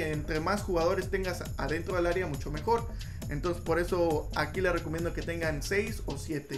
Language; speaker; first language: Spanish; native; Spanish